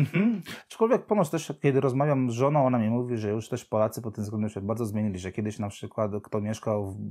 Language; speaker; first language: Polish; non-native, fluent; Italian